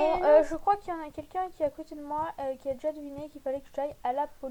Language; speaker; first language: French; native; French